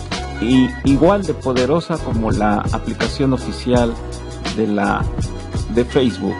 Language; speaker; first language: Spanish; native; Spanish